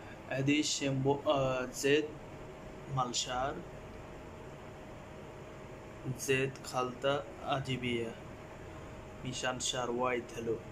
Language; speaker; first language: Arabic; non-native, learner; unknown